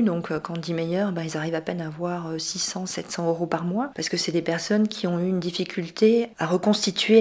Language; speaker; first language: French; native; French